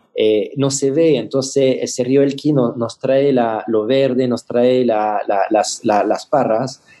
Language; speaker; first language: Spanish; non-native, fluent; French